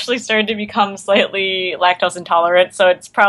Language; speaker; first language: English; native; English